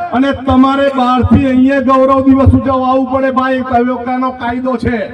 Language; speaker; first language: Gujarati; non-native, local second language; Bhili